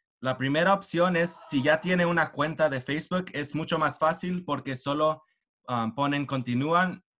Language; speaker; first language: Spanish; early bilingual, heritage; Spanish